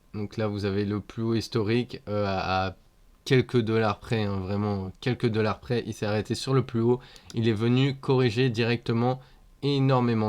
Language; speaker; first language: French; native; French